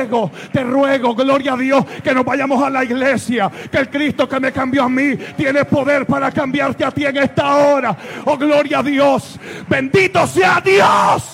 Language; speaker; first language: Spanish; native; Spanish